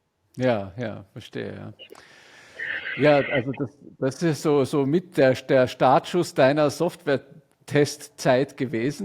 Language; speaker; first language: German; native; German